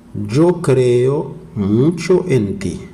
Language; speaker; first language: Spanish; non-native, fluent; Haitian Creole